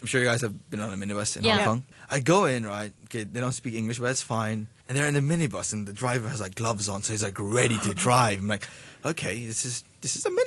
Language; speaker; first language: English; non-native, local second language; Bangla